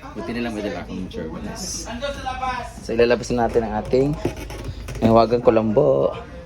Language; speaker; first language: Filipino; non-native, local second language; Cebuano